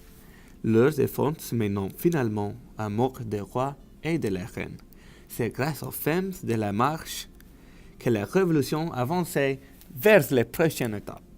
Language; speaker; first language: French; non-native, learner; English